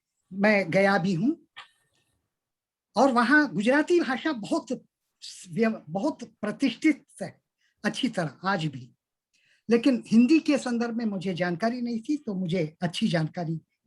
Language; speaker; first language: Hindi; native; Hindi